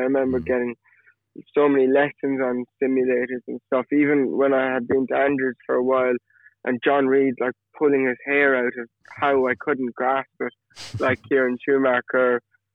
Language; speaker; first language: English; native; English